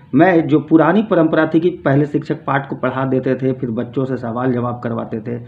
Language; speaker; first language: Hindi; native; Hindi